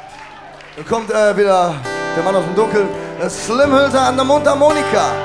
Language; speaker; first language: German; native; German